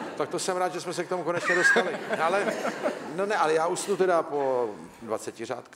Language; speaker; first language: Czech; native; Czech